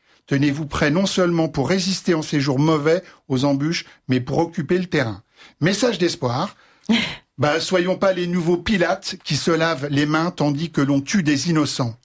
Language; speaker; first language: French; native; French